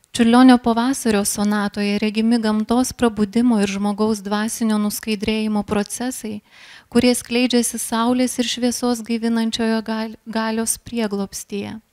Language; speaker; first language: Lithuanian; native; Lithuanian